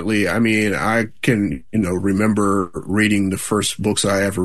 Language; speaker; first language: English; native; English